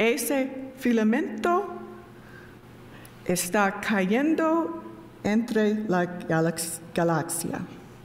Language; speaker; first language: Spanish; non-native, learner; English